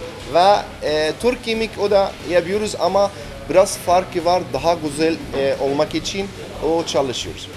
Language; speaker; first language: Turkish; non-native, learner; Arabic